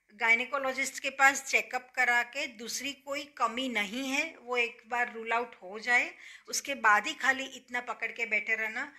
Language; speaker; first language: Hindi; non-native, local second language; Gujarati